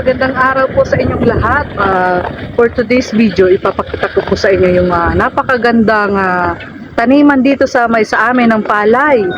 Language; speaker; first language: Filipino; non-native, local second language; Bikol